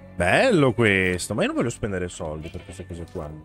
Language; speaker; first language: Italian; native; Italian